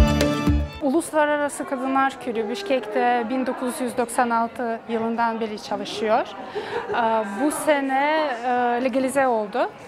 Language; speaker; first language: Turkish; non-native, fluent; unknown